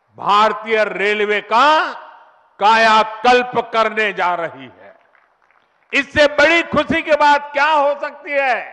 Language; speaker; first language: Hindi; non-native, local second language; Gujarati